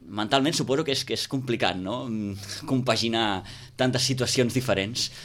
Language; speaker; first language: Catalan; native; Catalan